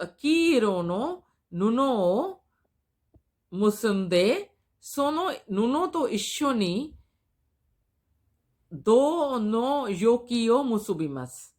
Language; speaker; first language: Japanese; non-native, fluent; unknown